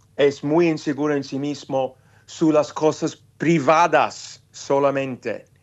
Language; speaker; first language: Spanish; non-native, fluent; English